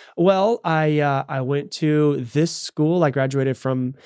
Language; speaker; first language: English; native; English